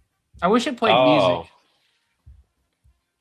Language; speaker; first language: English; native; English